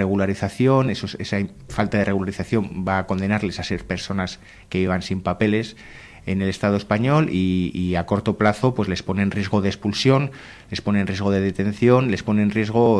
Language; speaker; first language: Spanish; native; Spanish